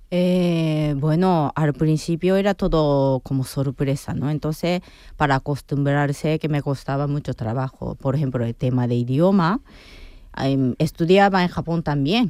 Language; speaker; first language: Spanish; non-native, fluent; Japanese